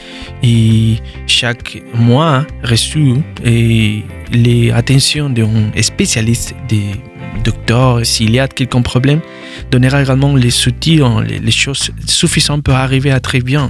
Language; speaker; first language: French; non-native, learner; Spanish